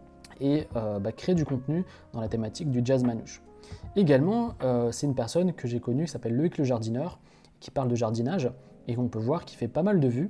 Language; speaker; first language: French; native; French